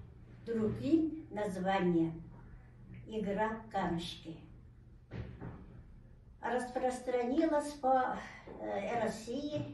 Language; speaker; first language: Russian; non-native, local second language; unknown